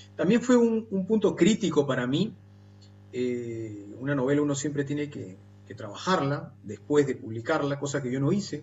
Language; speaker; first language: Spanish; native; Spanish